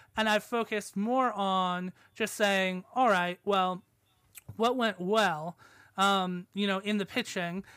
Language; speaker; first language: English; native; English